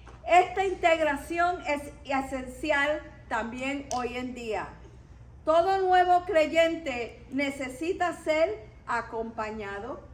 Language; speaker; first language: Spanish; native; Spanish